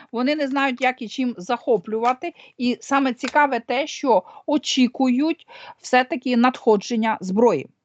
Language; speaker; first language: Ukrainian; non-native, local second language; Russian